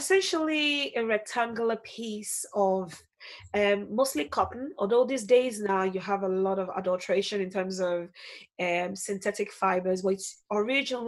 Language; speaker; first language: English; non-native, local second language; Yoruba